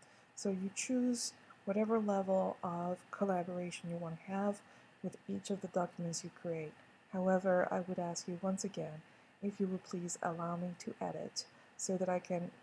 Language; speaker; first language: English; native; English